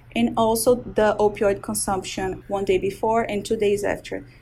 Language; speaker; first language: English; non-native, fluent; Portuguese